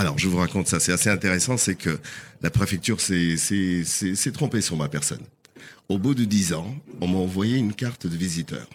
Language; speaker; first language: French; non-native, fluent; Portuguese